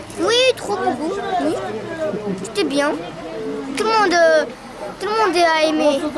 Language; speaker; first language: French; non-native, learner; Romanian